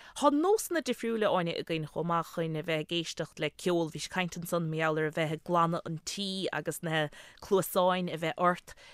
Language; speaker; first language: Irish; native; Irish